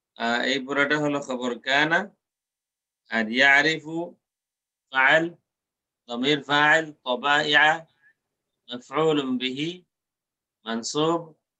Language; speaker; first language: Arabic; non-native, fluent; Bangla